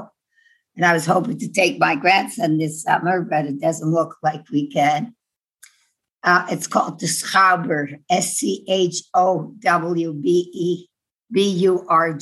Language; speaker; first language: English; non-native, fluent; Dutch